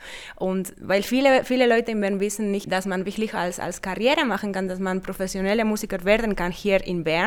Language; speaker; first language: German; non-native, fluent; Spanish